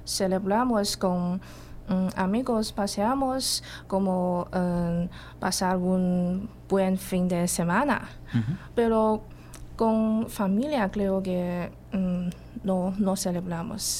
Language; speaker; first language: Spanish; non-native, learner; Chinese